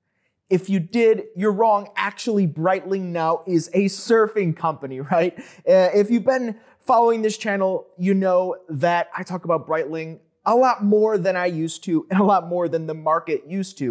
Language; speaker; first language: English; native; English